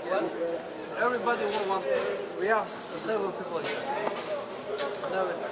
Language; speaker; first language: English; non-native, learner; Tajik